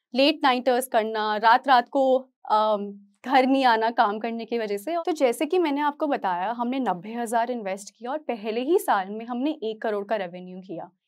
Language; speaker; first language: Hindi; native; Hindi